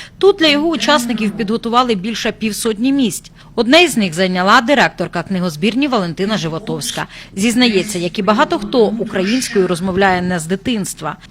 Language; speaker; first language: Ukrainian; native; Ukrainian